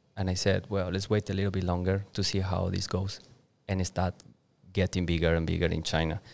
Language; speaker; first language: English; non-native, fluent; Spanish